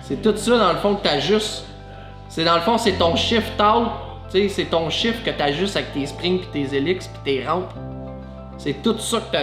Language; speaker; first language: French; native; French